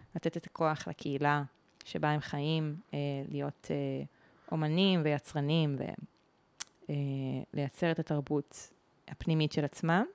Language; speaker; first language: Hebrew; native; Hebrew